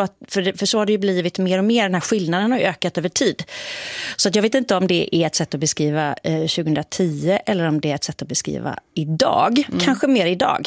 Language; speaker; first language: Swedish; native; Swedish